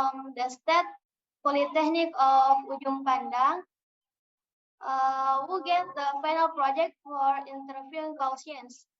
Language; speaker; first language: English; non-native, learner; Indonesian